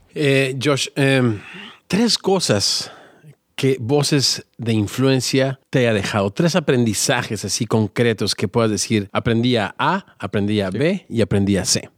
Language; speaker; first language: Spanish; native; Spanish